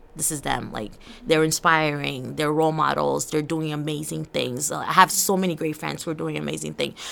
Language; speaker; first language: English; early bilingual, other home language; Portuguese